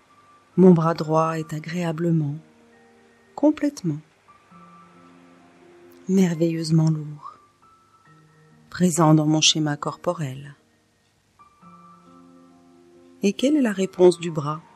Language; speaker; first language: French; native; French